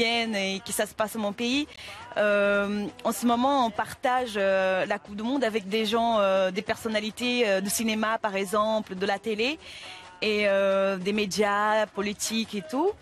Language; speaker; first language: French; non-native, fluent; Portuguese